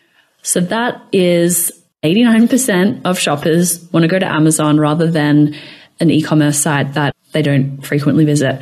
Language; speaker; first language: English; native; English